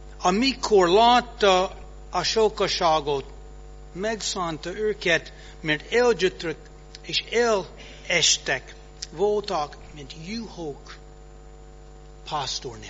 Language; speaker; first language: Hungarian; non-native, fluent; English